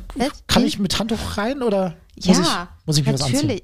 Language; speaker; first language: German; native; German